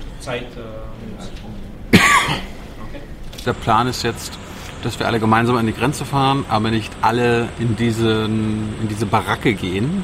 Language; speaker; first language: German; native; German